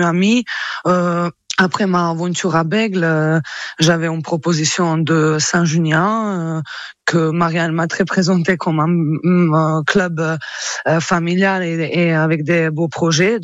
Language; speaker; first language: French; non-native, fluent; Croatian